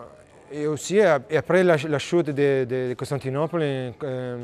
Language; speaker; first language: French; non-native, learner; Italian